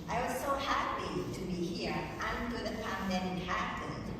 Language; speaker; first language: English; non-native, fluent; Japanese